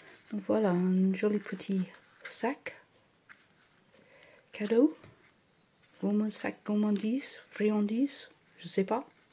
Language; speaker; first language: French; non-native, fluent; English